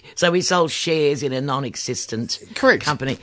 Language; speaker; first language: English; native; English